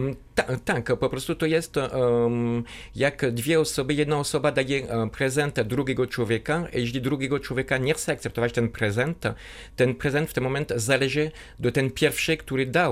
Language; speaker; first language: Polish; non-native, fluent; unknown